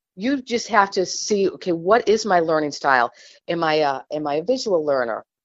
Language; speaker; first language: English; native; English